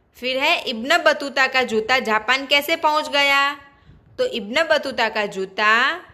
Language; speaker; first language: Hindi; non-native, local second language; Gujarati